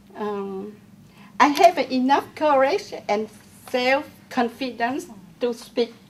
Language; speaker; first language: English; non-native, learner; Vietnamese